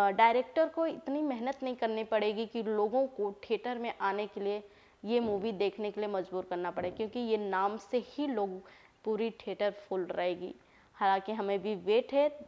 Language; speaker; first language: Hindi; native; Hindi